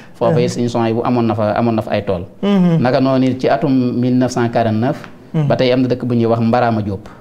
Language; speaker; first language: Wolof; native; Wolof